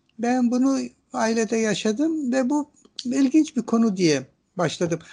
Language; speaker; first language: Turkish; non-native, local second language; Greek